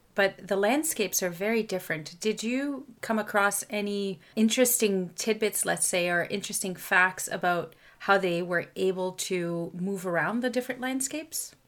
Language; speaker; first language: English; non-native, fluent; French